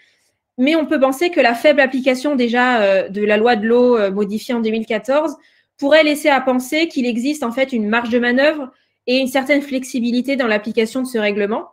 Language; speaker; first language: French; native; French